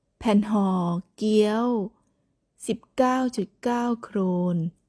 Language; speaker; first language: Thai; native; Thai